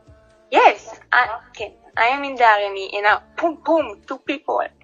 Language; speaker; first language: English; non-native, learner; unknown